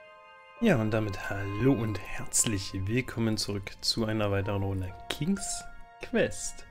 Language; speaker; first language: German; native; German